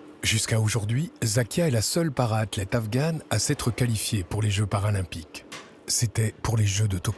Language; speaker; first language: French; native; French